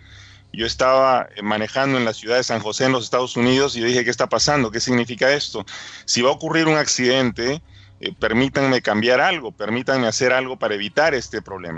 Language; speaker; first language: Spanish; native; Spanish